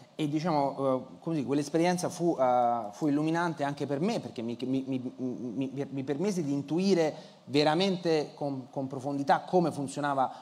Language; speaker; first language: Italian; native; Italian